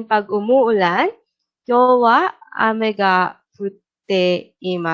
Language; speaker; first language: Japanese; non-native, fluent; Filipino